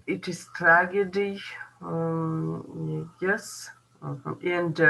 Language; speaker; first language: English; non-native, learner; Kazakh